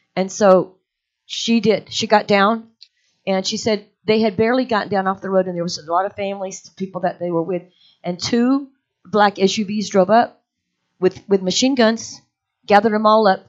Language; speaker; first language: English; native; English